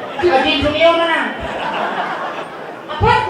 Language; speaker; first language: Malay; non-native, local second language; Balinese